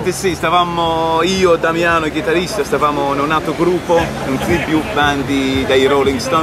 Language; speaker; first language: Italian; non-native, fluent; English